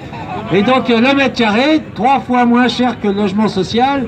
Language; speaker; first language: French; native; French